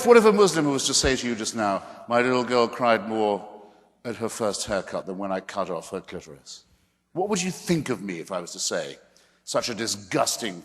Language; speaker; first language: English; native; English